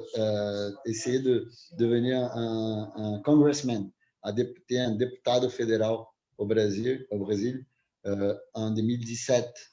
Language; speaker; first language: French; non-native, fluent; Portuguese